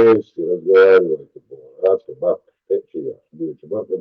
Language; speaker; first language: Russian; non-native, local second language; Chechen